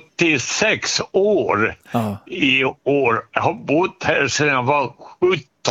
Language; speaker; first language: Swedish; native; Swedish